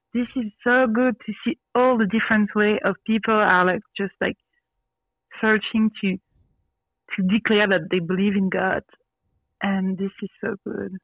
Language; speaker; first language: English; non-native, learner; French